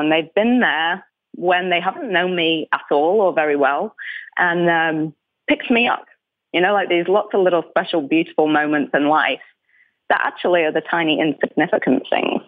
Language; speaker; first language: English; native; English